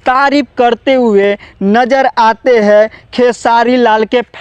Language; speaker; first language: Hindi; non-native, local second language; Bhojpuri